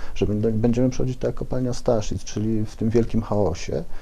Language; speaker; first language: Polish; native; Polish